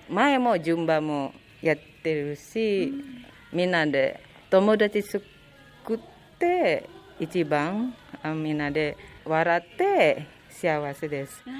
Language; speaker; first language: Japanese; non-native, learner; Indonesian